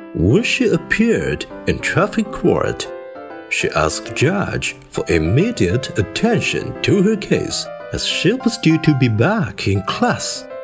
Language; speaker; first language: English; non-native, fluent; Chinese